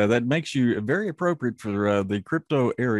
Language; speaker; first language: English; native; English